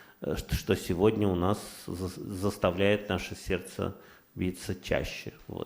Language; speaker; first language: Russian; native; Russian